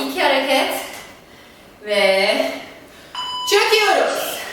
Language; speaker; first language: Turkish; non-native, fluent; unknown